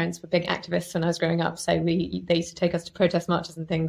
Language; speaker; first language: English; native; English